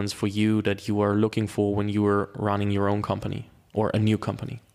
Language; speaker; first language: English; non-native, fluent; German